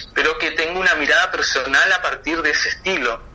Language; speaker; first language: Spanish; native; Spanish